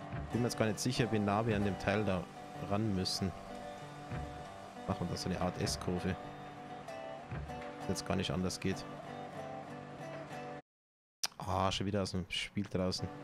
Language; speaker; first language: German; native; German